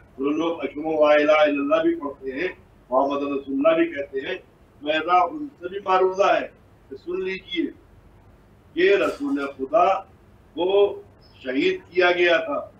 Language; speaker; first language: Urdu; native; Urdu